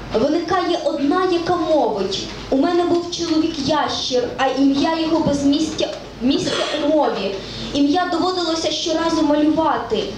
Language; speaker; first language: Ukrainian; native; Ukrainian